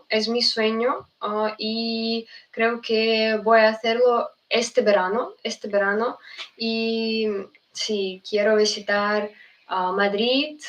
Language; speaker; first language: Spanish; non-native, fluent; Russian